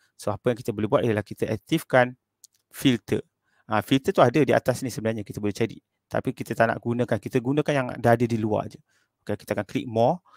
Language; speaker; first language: Malay; native; Malay